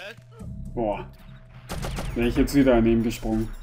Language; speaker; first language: German; native; German